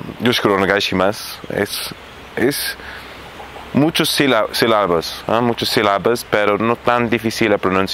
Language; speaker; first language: Spanish; non-native, fluent; Arabic